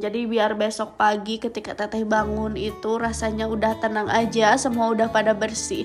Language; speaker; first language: Indonesian; non-native, local second language; Sundanese